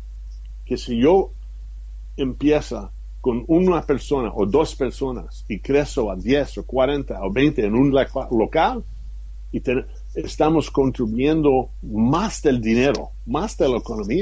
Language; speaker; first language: Spanish; non-native, fluent; English